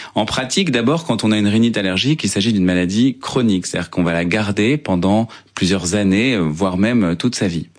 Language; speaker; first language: French; native; French